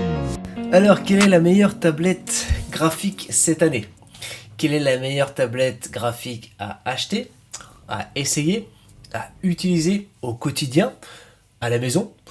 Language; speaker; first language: French; native; French